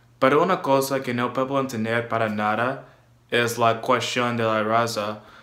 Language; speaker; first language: Spanish; non-native, learner; English